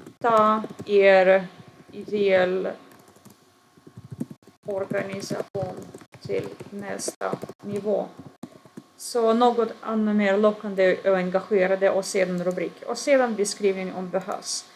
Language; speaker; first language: Swedish; non-native, fluent; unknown